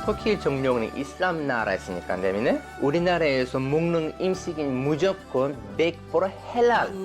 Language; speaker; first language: Korean; non-native, learner; Turkish